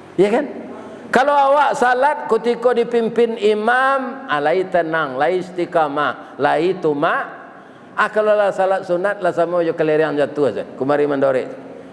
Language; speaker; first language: Malay; non-native, local second language; Minangkabau